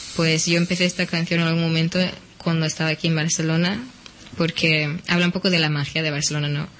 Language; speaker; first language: Spanish; non-native, fluent; English